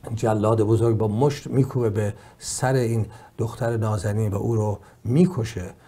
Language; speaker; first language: Persian; native; Persian